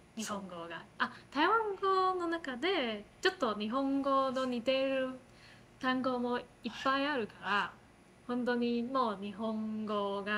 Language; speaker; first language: Japanese; non-native, fluent; Chinese